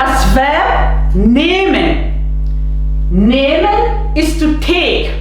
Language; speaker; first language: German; non-native, fluent; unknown